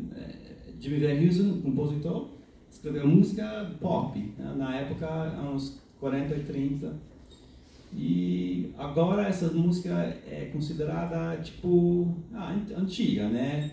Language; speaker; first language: Portuguese; non-native, fluent; English